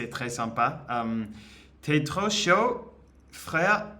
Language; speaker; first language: French; non-native, learner; English